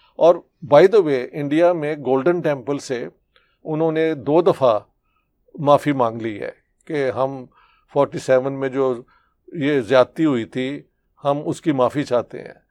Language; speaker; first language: Hindi; native; Hindi